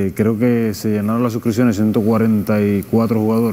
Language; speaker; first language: Spanish; native; Spanish